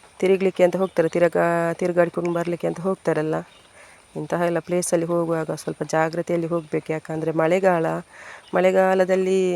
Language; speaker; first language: Kannada; non-native, local second language; Tulu